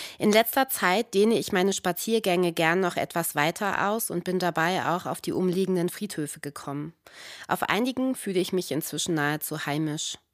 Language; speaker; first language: German; native; German